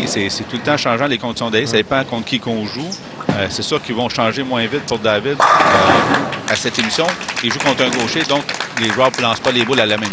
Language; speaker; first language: French; native; French